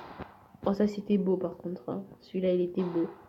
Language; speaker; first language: French; native; French